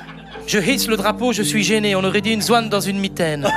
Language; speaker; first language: French; native; French